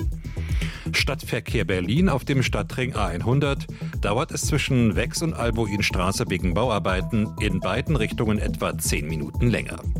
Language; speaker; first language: German; native; German